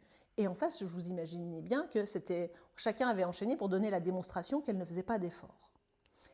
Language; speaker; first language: French; native; French